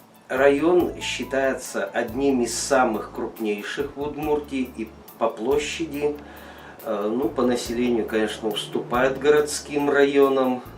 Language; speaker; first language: Russian; native; Russian